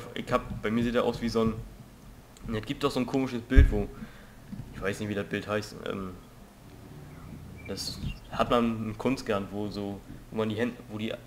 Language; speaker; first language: German; native; German